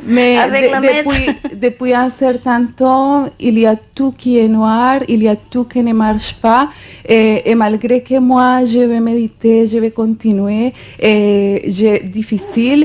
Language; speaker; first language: French; non-native, fluent; Spanish